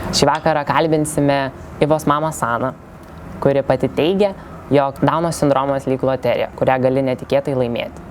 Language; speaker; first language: Lithuanian; native; Lithuanian